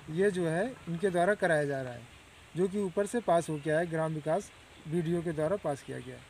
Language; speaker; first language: Hindi; native; Hindi